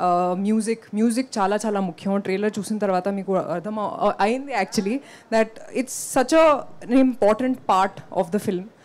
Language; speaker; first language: Telugu; non-native, local second language; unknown